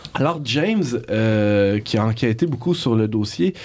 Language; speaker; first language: French; native; French